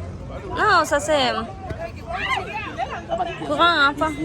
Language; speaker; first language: French; non-native, learner; Kazakh